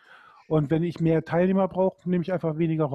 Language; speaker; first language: German; native; German